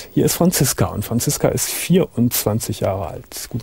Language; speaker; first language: German; native; German